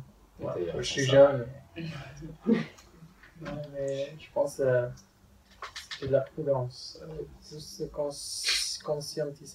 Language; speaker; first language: French; non-native, fluent; Spanish